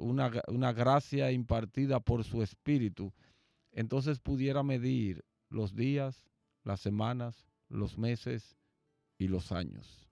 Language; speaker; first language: Spanish; native; Spanish